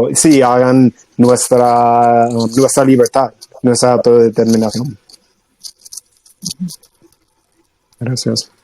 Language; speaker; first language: Spanish; non-native, fluent; English